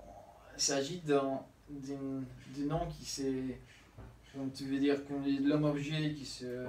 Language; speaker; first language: French; non-native, learner; Spanish